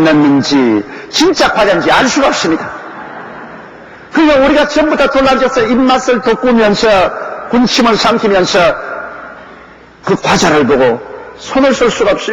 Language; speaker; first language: Korean; native; Korean